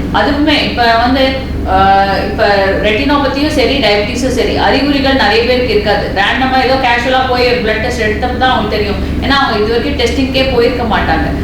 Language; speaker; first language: Tamil; native; Tamil